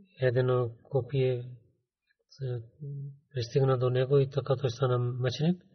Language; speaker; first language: Bulgarian; non-native, learner; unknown